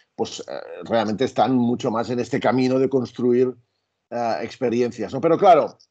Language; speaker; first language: Spanish; native; Spanish